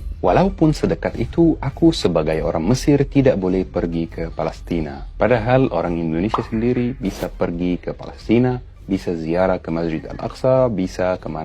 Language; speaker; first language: Indonesian; non-native, fluent; Arabic